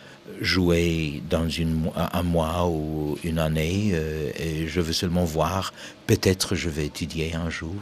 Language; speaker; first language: French; non-native, fluent; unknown